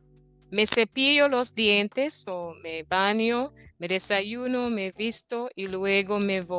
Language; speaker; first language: Spanish; non-native, fluent; English